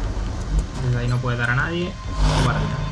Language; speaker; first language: Spanish; native; Spanish